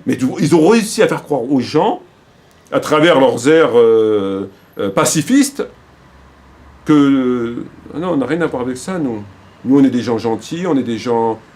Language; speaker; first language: French; native; French